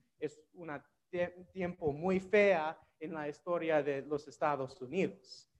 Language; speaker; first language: Spanish; non-native, learner; English